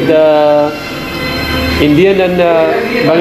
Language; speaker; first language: English; non-native, learner; Burmese